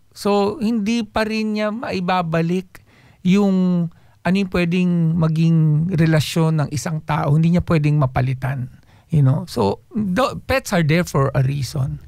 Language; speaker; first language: Filipino; native; Filipino